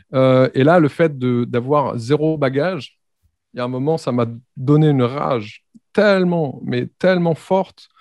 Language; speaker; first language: French; native; French